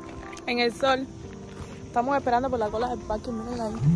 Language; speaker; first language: Spanish; native; Spanish